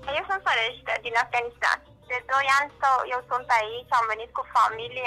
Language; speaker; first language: Romanian; non-native, learner; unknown